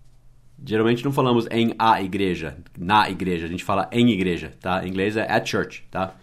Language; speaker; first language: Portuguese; non-native, fluent; English